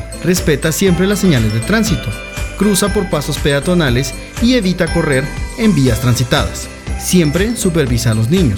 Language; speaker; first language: Spanish; native; Spanish